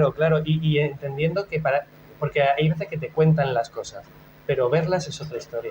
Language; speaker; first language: Spanish; native; Spanish